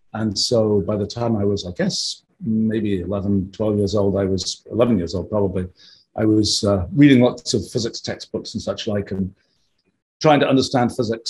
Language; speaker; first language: English; native; English